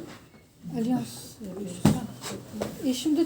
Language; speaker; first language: Turkish; non-native, fluent; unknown